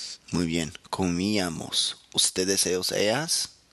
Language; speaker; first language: Spanish; non-native, fluent; English